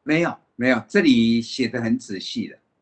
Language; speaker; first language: Chinese; native; Chinese